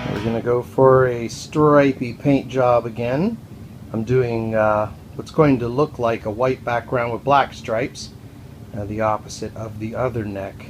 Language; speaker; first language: English; native; English